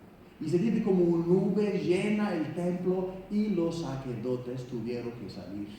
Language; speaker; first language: Spanish; non-native, fluent; Icelandic